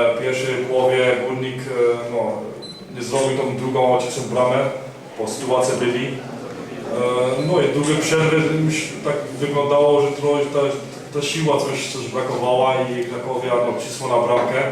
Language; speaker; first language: Polish; early bilingual, heritage; Polish